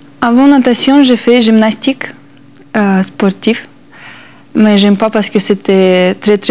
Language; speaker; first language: French; non-native, learner; Russian